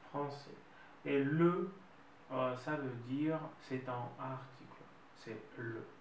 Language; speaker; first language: French; non-native, fluent; Russian